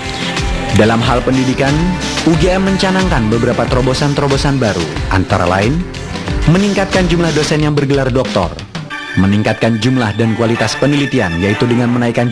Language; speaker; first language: Indonesian; native; Indonesian